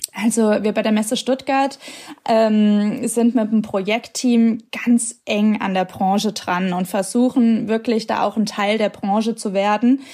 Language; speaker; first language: German; native; German